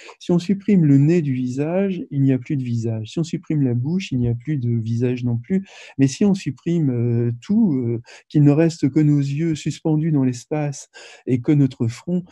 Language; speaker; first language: French; native; French